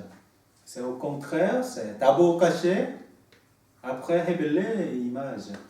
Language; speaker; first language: French; non-native, learner; Korean